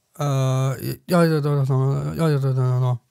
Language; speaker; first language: Swedish; non-native, learner; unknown